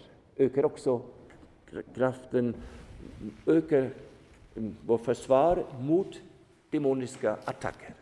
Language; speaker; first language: Swedish; non-native, fluent; German